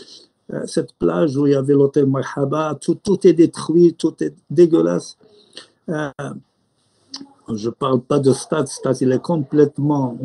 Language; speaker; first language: French; non-native, local second language; Arabic